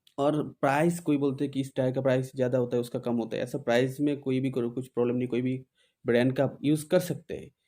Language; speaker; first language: Hindi; non-native, local second language; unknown